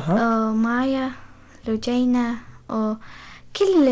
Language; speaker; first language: Arabic; non-native, learner; Persian